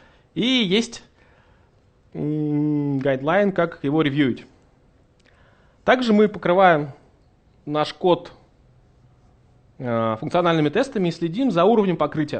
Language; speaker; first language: Russian; native; Russian